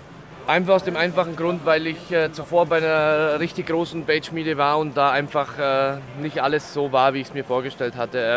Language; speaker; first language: German; native; German